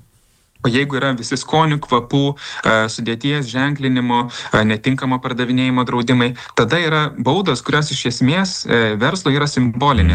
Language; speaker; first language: Lithuanian; native; Lithuanian